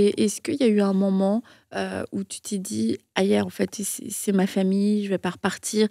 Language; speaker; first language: French; native; French